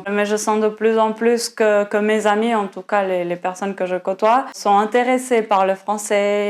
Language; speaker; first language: French; non-native, fluent; Portuguese